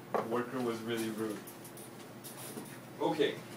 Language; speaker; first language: English; native; English